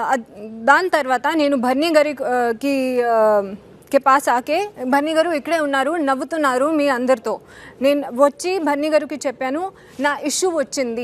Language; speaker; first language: Telugu; non-native, learner; Hindi